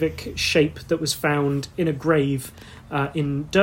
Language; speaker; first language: English; native; English